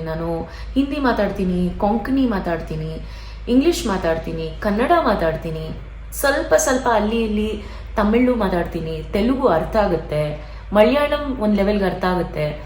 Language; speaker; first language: Kannada; non-native, local second language; Hindi